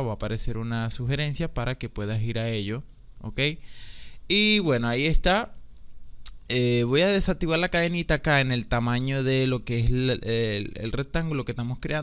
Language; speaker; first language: Spanish; native; Spanish